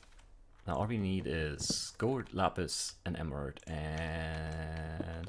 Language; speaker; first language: English; native; English